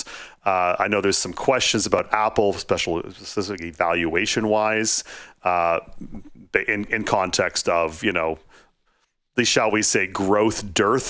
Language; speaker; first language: English; native; English